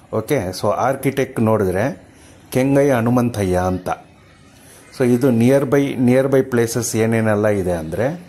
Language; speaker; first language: Kannada; non-native, local second language; Tamil